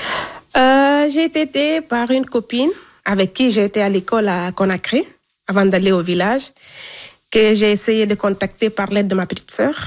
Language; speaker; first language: French; non-native, local second language; Fula